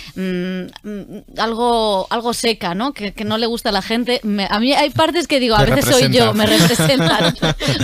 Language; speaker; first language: Spanish; native; Spanish